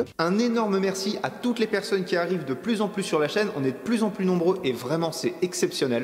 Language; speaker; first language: French; native; French